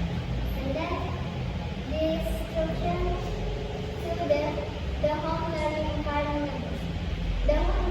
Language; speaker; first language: English; non-native, learner; Indonesian